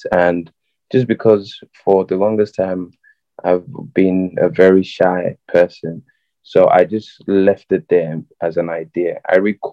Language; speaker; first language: English; non-native, local second language; Yoruba